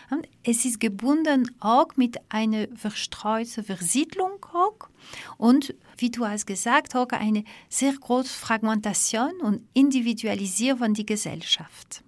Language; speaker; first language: German; non-native, learner; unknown